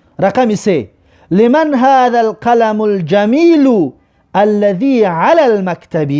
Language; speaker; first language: Arabic; non-native, fluent; Persian